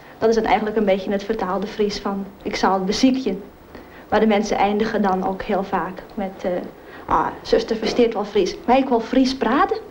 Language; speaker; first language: Dutch; native; Dutch